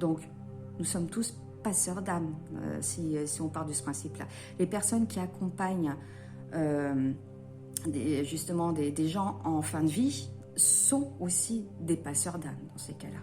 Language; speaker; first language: French; native; French